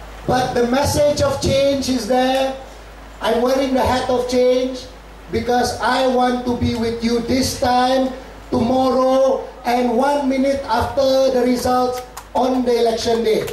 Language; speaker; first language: English; non-native, local second language; Central Dusun